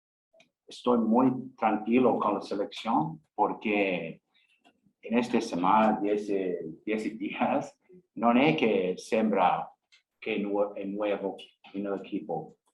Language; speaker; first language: Spanish; non-native, learner; English